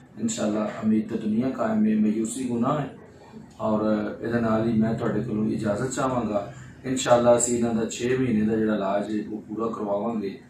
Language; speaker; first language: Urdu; non-native, local second language; Punjabi